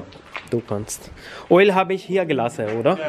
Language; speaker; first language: German; non-native, learner; Urdu